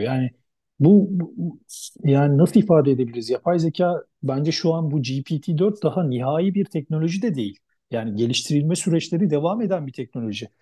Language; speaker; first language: Turkish; native; Turkish